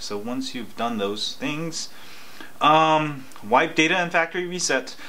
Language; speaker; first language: English; native; English